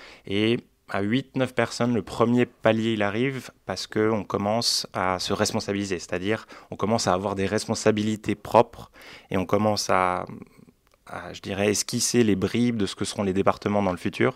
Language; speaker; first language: French; native; French